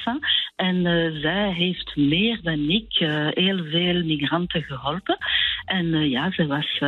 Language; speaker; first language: Dutch; non-native, local second language; French